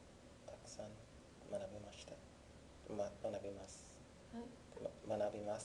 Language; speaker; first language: Japanese; non-native, learner; English